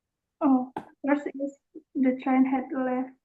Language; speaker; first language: English; non-native, learner; Indonesian